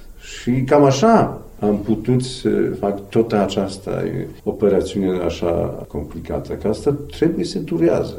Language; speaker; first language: Romanian; non-native, fluent; Polish